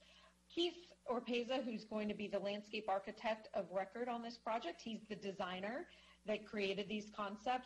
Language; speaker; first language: English; native; English